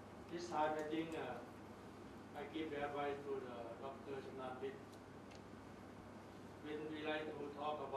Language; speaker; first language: English; non-native, learner; Thai